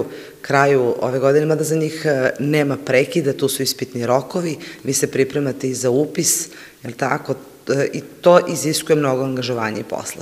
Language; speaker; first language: Serbian; native; Serbian